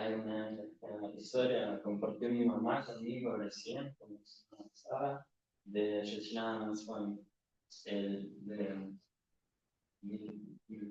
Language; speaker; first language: Spanish; non-native, learner; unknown